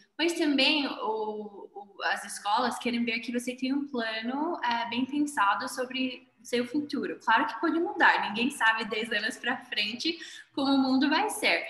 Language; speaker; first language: Portuguese; non-native, fluent; English